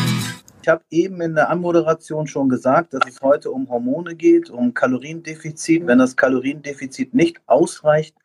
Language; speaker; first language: German; native; German